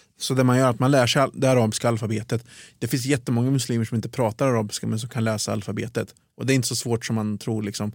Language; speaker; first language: Swedish; early bilingual, other home language; Bosnian